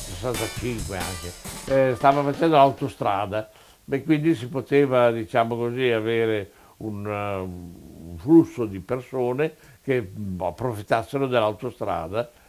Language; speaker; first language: Italian; native; Italian